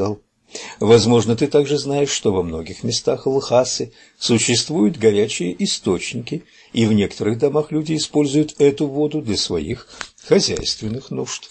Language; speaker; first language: Russian; native; Russian